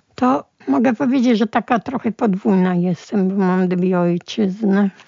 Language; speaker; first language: Polish; early bilingual, other home language; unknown